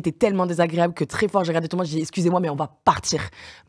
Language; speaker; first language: French; native; French